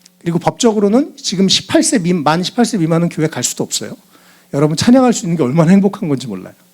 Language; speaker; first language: Korean; native; Korean